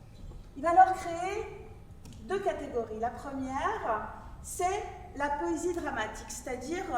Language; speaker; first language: French; native; French